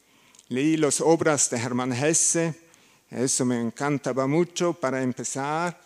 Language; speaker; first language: Spanish; non-native, learner; German